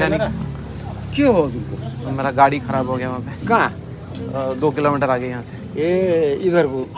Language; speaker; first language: Hindi; non-native, local second language; Malayalam